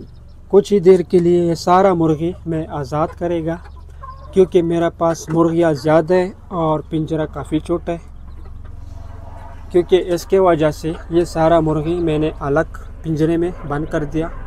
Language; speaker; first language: Hindi; non-native, fluent; Pashto